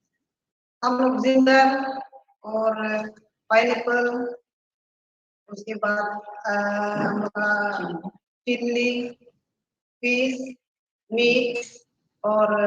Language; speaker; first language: Hindi; non-native, local second language; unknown